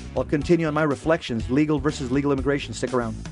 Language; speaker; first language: English; early bilingual, other home language; Spanish